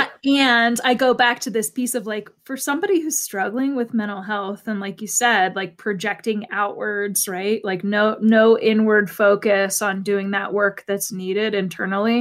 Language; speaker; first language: English; native; English